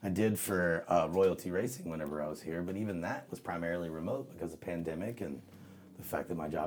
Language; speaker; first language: English; native; English